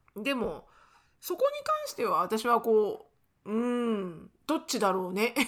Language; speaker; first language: Japanese; native; Japanese